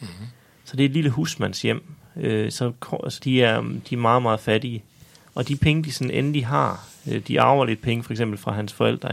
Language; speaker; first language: Danish; native; Danish